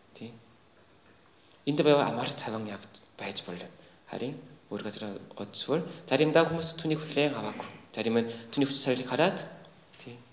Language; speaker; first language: Mongolian; non-native, fluent; Korean